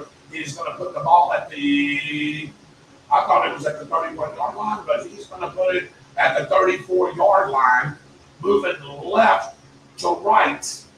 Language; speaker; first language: English; native; English